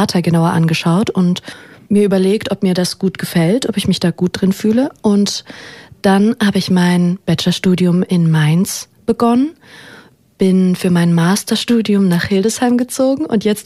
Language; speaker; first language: German; native; German